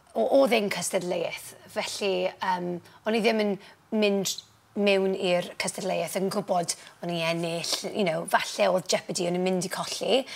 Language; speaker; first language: Welsh; non-native, local second language; English